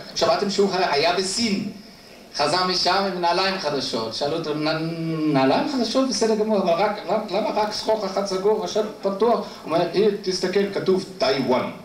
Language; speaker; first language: Hebrew; non-native, fluent; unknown